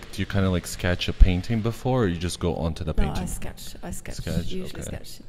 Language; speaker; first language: English; non-native, fluent; Portuguese